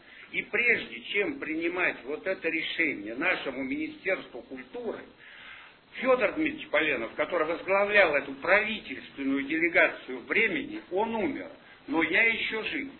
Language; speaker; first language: Russian; native; Russian